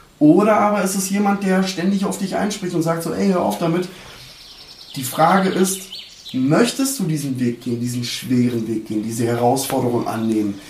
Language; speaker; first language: German; early bilingual, other home language; Turkish